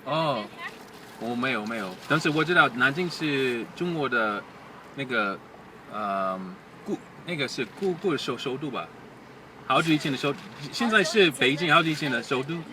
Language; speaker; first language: Chinese; non-native, learner; English